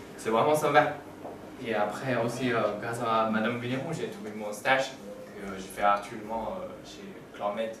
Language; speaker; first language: French; non-native, fluent; Chinese